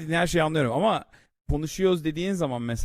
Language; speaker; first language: Turkish; native; Turkish